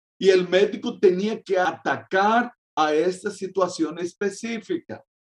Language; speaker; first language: Spanish; non-native, fluent; Portuguese